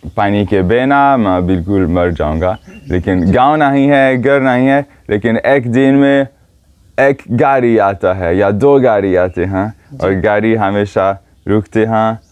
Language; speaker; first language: Hindi; non-native, learner; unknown